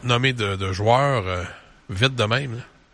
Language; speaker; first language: French; native; French